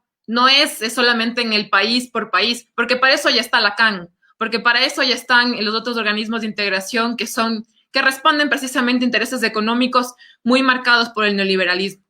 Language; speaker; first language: Spanish; native; Spanish